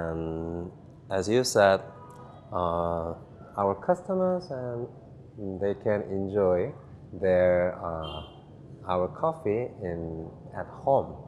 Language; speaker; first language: English; non-native, fluent; Korean